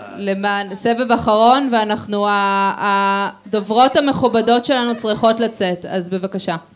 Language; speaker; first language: Hebrew; native; Hebrew